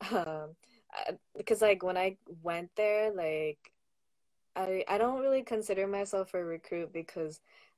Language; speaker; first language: English; native; English